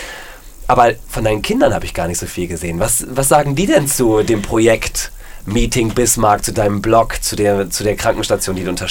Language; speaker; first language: German; native; German